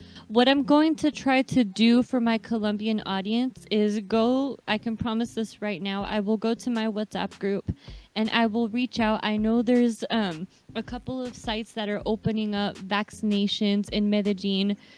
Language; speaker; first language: English; early bilingual, other home language; Spanish